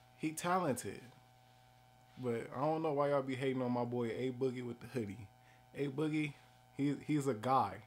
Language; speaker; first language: English; native; English